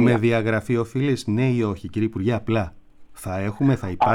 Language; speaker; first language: Greek; native; Greek